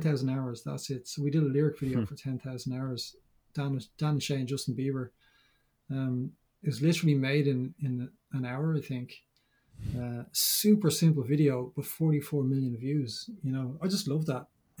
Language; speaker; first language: English; native; English